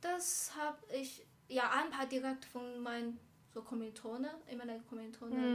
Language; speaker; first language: German; non-native, learner; Chinese